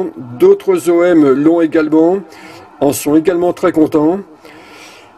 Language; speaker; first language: French; native; French